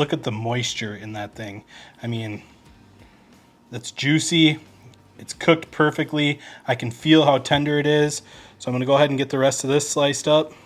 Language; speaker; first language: English; native; English